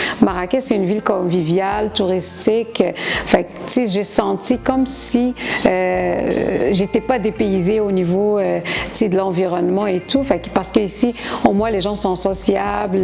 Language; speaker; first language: French; non-native, local second language; Arabic